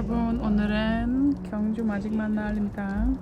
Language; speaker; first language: Korean; non-native, learner; English